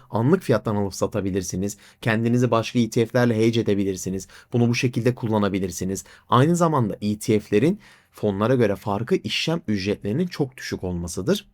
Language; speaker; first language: Turkish; native; Turkish